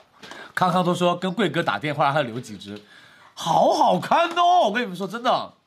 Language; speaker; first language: Chinese; native; Chinese